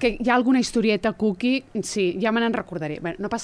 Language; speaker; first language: Catalan; native; Catalan